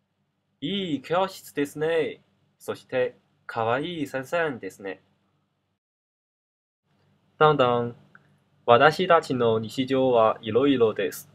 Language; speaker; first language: Japanese; non-native, learner; Cantonese